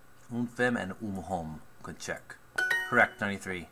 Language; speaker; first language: French; non-native, learner; English